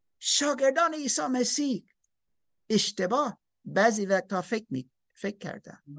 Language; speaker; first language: Persian; non-native, learner; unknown